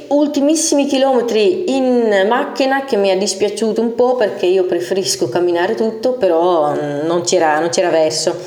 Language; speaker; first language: Italian; non-native, fluent; English